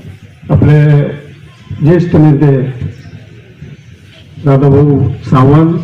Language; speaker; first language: Marathi; native; Marathi